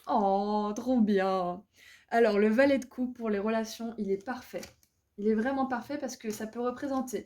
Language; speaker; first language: French; native; French